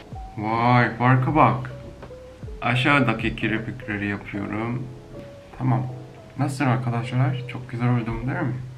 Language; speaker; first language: Turkish; non-native, learner; Korean